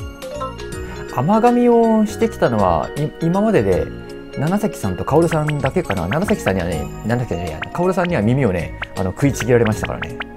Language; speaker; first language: Japanese; native; Japanese